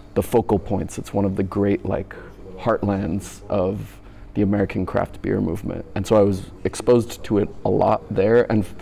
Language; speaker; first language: English; native; English